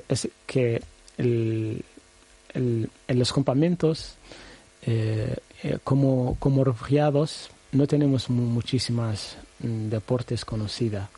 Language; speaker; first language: Spanish; non-native, learner; Arabic